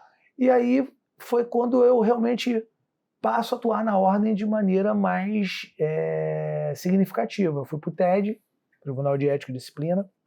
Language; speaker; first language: Portuguese; native; Portuguese